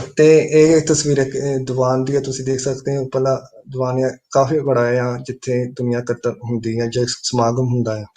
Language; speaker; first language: Punjabi; early bilingual, heritage; Punjabi